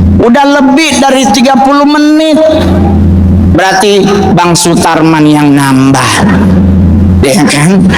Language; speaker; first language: Indonesian; native; Indonesian